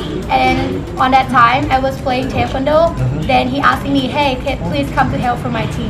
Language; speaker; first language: English; non-native, learner; Thai